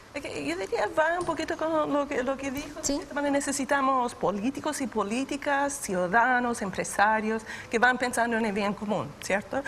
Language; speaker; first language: Spanish; non-native, fluent; English